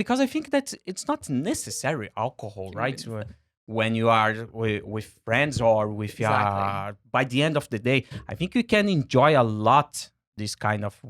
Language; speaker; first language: English; non-native, fluent; Portuguese